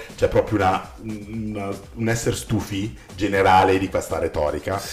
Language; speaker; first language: Italian; native; Italian